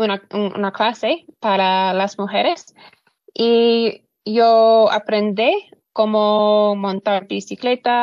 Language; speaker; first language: Spanish; non-native, learner; English